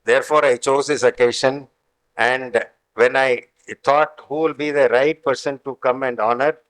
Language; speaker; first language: English; non-native, local second language; Tamil